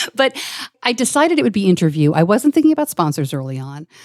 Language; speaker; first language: English; native; English